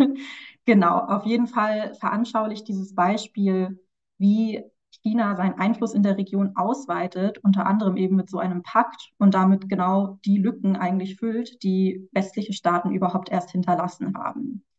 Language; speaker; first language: German; native; German